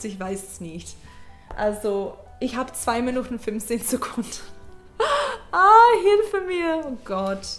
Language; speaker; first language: German; non-native, learner; English